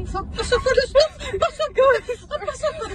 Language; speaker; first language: Dutch; non-native, fluent; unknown